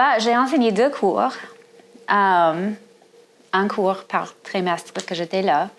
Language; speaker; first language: French; non-native, fluent; English